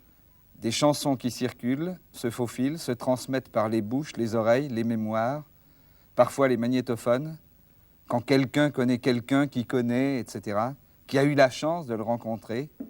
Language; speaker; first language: French; native; French